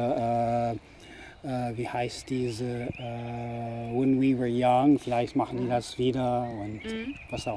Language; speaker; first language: German; non-native, fluent; English